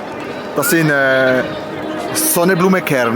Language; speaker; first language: German; non-native, local second language; Croatian